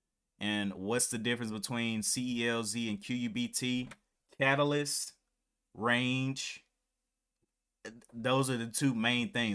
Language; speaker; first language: English; native; English